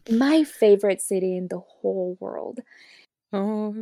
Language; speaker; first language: English; early bilingual, other home language; Spanish